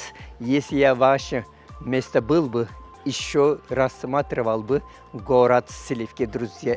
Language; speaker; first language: Russian; non-native, fluent; Turkish